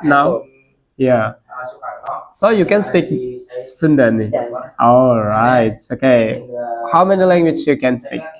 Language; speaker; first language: English; non-native, learner; Indonesian